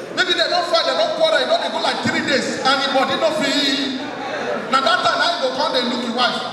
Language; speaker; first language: Nigerian Pidgin; non-native, local second language; Yoruba